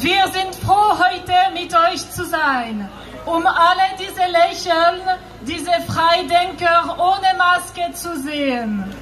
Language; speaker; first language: German; non-native, fluent; French